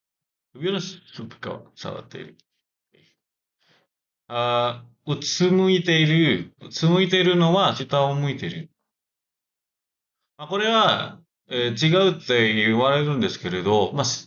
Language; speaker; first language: Japanese; non-native, learner; Indonesian